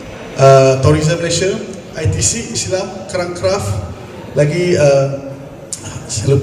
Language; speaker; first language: Malay; native; Malay